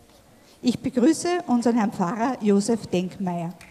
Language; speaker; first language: German; native; German